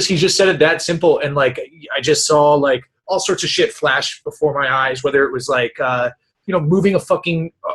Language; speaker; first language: English; native; English